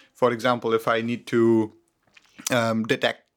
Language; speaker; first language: English; non-native, local second language; Hindi